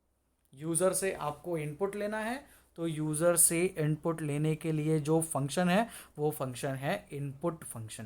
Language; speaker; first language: Hindi; native; Hindi